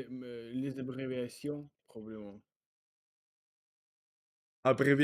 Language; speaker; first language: French; non-native, learner; Russian